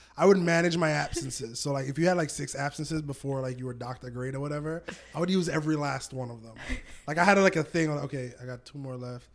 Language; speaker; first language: English; native; English